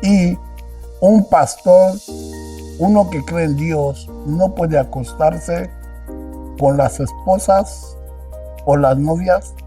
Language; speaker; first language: Spanish; non-native, local second language; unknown